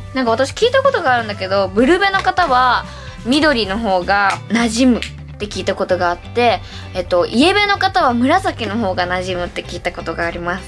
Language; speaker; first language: Japanese; native; Japanese